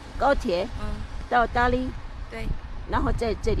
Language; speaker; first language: Chinese; non-native, learner; Korean